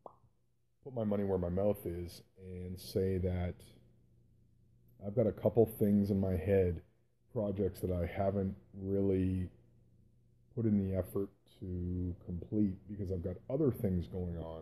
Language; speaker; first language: English; native; English